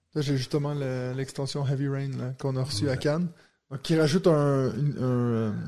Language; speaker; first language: French; native; French